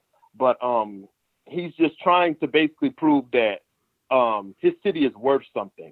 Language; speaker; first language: English; native; English